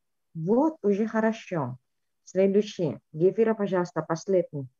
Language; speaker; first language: Russian; non-native, fluent; Indonesian